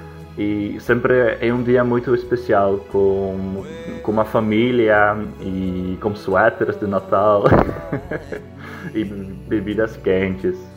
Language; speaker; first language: Portuguese; non-native, fluent; Dutch